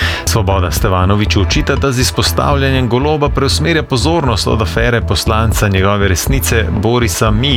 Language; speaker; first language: Slovenian; native; Slovenian